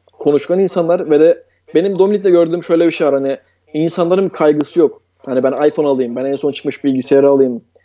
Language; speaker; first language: Turkish; native; Turkish